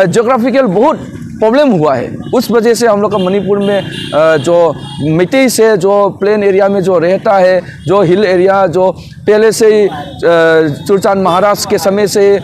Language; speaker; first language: Hindi; non-native, local second language; Manipuri